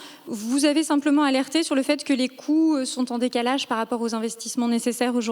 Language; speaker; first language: French; native; French